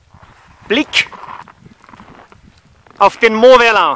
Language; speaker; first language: German; native; German